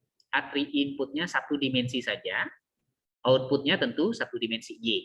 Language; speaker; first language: Indonesian; native; Indonesian